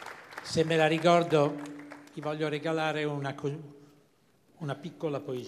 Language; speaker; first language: Italian; native; Italian